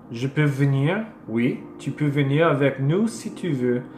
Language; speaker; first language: French; non-native, learner; English